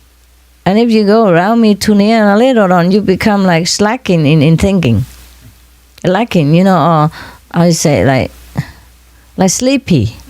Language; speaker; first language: English; non-native, fluent; Vietnamese